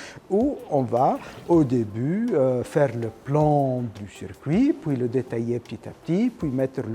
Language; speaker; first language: French; native; French